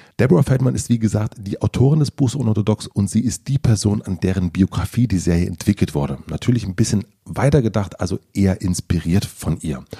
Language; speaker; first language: German; native; German